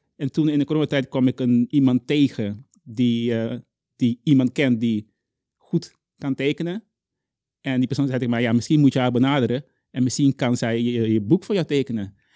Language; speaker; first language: Dutch; non-native, local second language; Papiamento